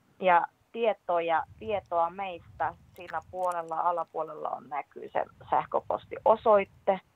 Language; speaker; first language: Finnish; non-native, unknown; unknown